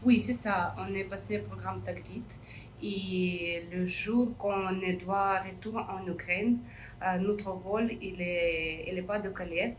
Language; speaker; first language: French; non-native, learner; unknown